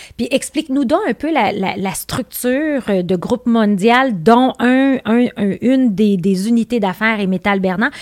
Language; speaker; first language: French; native; French